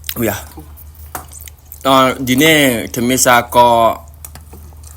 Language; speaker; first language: Burmese; non-native, learner; S'gaw Karen